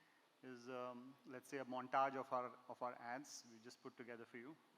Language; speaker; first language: English; non-native, local second language; Hindi